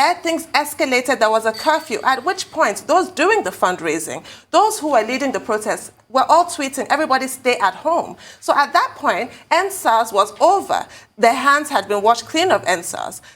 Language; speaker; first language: English; native; English